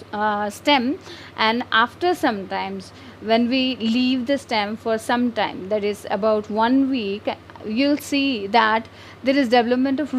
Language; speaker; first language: English; non-native, local second language; Hindi